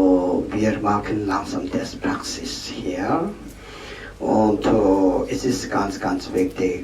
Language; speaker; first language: German; non-native, learner; Tibetan